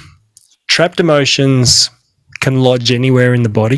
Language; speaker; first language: English; native; English